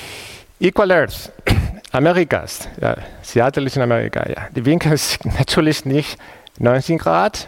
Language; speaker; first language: German; non-native, fluent; Spanish